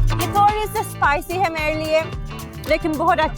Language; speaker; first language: Hindi; non-native, learner; Turkish